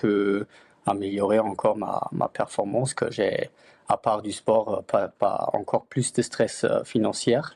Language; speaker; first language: French; non-native, fluent; Luxembourgish